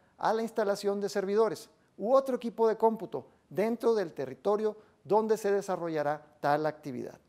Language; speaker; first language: Spanish; native; Spanish